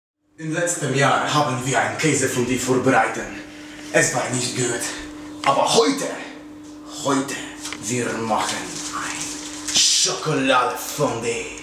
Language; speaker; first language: German; non-native, learner; Polish